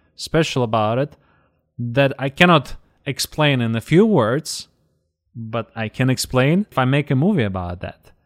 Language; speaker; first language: English; non-native, fluent; Russian